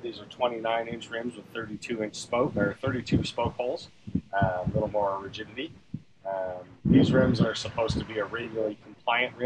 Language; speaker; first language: English; native; English